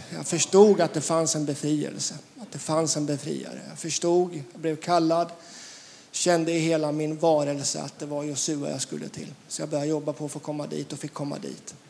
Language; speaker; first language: Swedish; native; Swedish